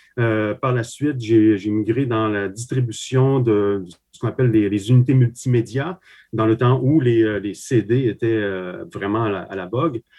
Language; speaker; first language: French; early bilingual, other home language; Slovak